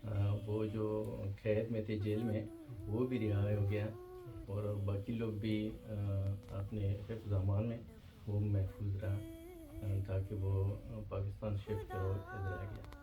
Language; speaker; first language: Hindi; non-native, fluent; Pashto